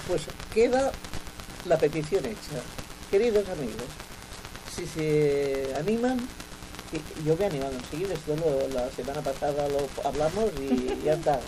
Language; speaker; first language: Spanish; non-native, local second language; Catalan